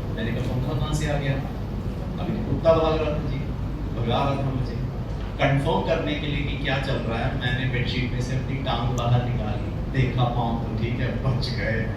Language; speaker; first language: Hindi; non-native, local second language; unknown